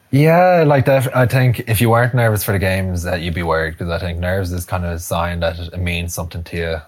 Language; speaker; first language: English; native; English